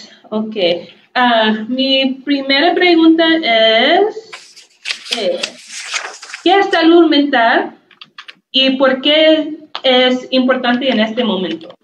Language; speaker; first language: Spanish; non-native, learner; English